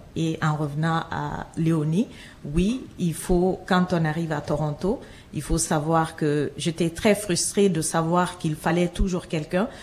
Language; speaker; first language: French; non-native, local second language; Fula